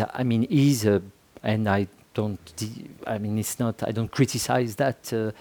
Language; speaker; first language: English; non-native, fluent; French